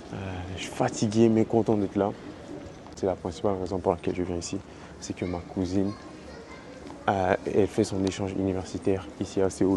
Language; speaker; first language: French; native; French